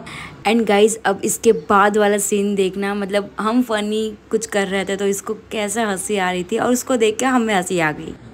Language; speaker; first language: Hindi; native; Hindi